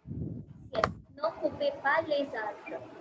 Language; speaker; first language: French; non-native, fluent; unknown